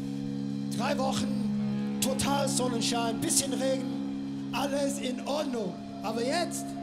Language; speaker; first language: German; non-native, learner; English